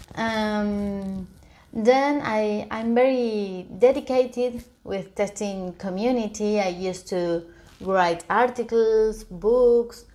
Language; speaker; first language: English; non-native, fluent; Spanish